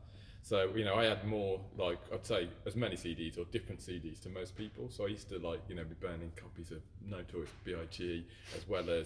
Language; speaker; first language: English; native; English